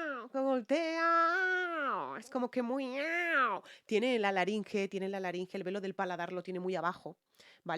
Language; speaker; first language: Spanish; native; Spanish